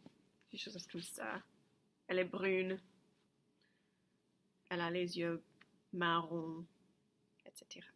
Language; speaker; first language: French; non-native, fluent; English